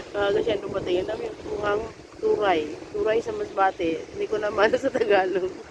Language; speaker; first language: Filipino; non-native, local second language; Masbatenyo